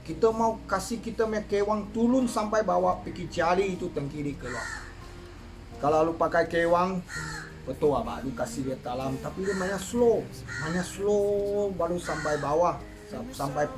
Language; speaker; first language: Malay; non-native, local second language; Chinese